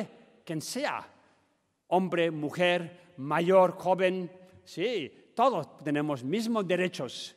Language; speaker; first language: Spanish; non-native, learner; Tibetan